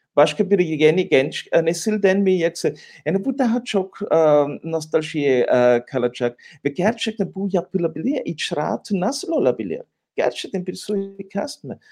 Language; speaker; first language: Turkish; non-native, fluent; German